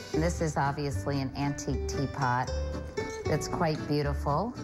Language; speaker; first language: English; native; English